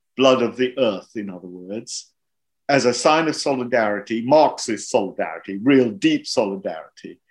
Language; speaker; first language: English; non-native, local second language; Hindi